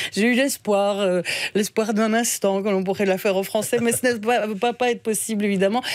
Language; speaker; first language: French; native; French